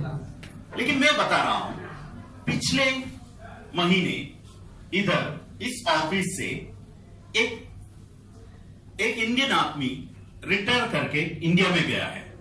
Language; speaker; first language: Hindi; non-native, fluent; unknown